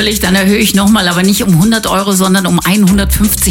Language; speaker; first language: German; native; German